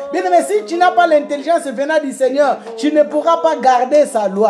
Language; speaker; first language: French; non-native, local second language; Lingala